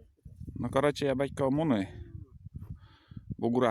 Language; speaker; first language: Russian; native; Russian